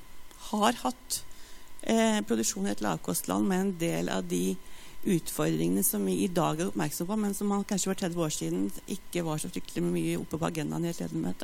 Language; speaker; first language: Norwegian; native; Norwegian